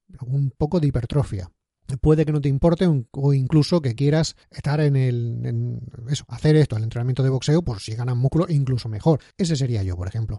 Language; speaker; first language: Spanish; native; Spanish